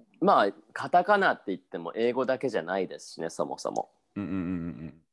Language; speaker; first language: Japanese; native; Japanese